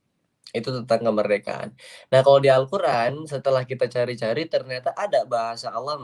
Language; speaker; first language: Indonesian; native; Indonesian